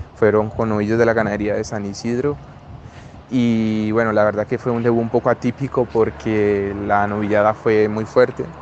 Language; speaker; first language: Spanish; native; Spanish